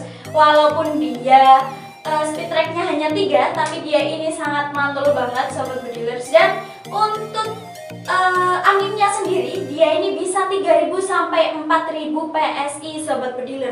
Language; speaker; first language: Indonesian; native; Indonesian